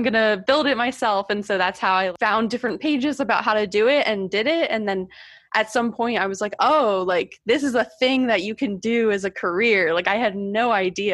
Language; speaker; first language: English; native; English